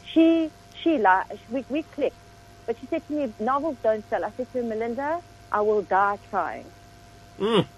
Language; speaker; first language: English; native; English